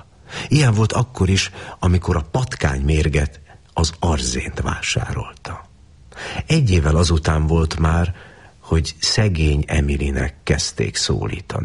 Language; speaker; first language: Hungarian; native; Hungarian